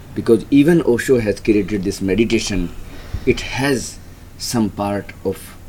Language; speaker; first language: English; non-native, local second language; Hindi